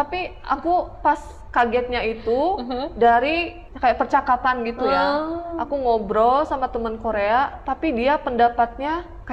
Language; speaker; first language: Indonesian; early bilingual, other home language; Korean